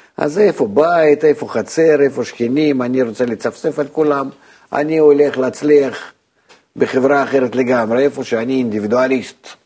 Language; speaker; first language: Hebrew; non-native, fluent; Russian